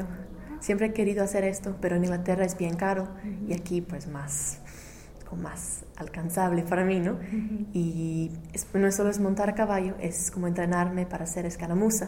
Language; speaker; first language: Spanish; non-native, fluent; English